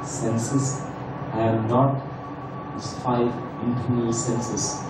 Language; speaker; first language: English; non-native, local second language; Telugu